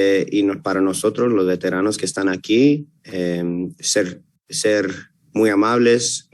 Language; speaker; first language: Spanish; early bilingual, heritage; Spanish